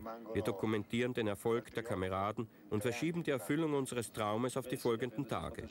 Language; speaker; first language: German; native; German